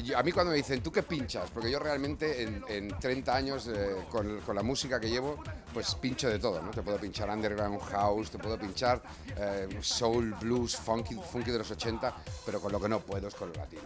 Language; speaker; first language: Spanish; native; Spanish